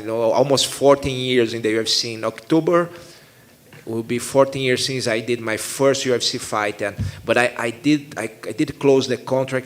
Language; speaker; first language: English; non-native, fluent; Portuguese